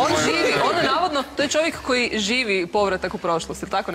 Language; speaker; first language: Croatian; native; Croatian